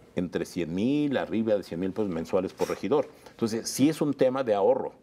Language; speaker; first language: Spanish; native; Spanish